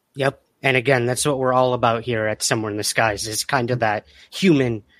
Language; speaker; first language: English; native; English